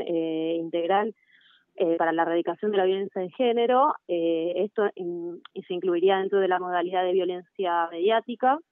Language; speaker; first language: Spanish; native; Spanish